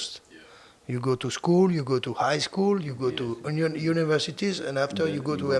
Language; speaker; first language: English; non-native, fluent; French